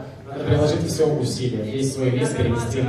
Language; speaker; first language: Russian; native; Russian